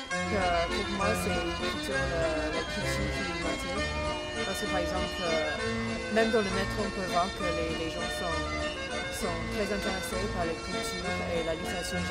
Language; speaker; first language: French; non-native, fluent; English